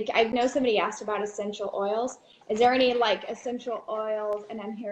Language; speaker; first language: English; native; English